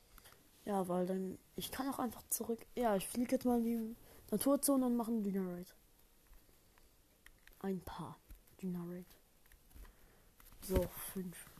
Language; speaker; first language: German; native; German